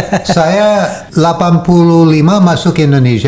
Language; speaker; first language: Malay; non-native, fluent; English